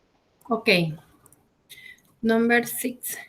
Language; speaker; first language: English; non-native, learner; Spanish